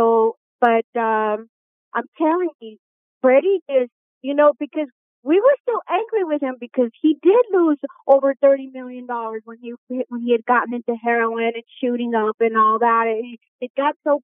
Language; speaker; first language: English; native; English